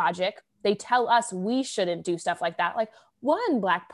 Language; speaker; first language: English; native; English